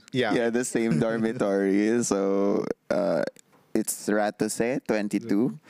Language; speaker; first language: English; non-native, local second language; Filipino